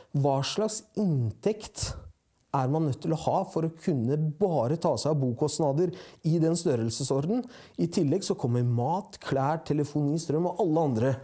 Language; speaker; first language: Norwegian; early bilingual, other home language; Persian